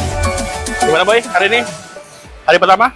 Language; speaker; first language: Indonesian; native; Indonesian